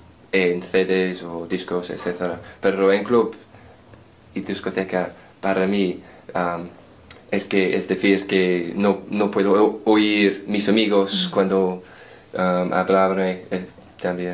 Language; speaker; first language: Spanish; non-native, learner; English